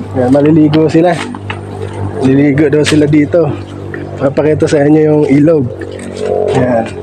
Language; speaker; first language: Filipino; native; Filipino